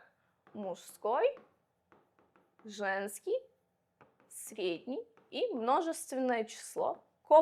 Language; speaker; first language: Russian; non-native, local second language; Uzbek